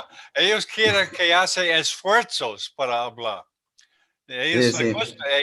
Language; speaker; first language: Spanish; non-native, learner; English